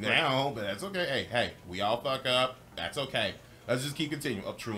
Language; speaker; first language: English; native; English